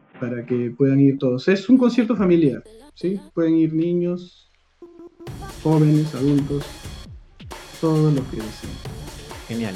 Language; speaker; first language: Spanish; native; Spanish